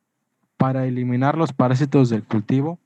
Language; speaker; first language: Spanish; native; Spanish